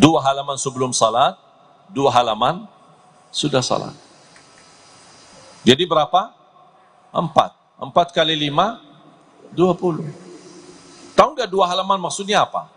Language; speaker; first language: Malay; non-native, fluent; Arabic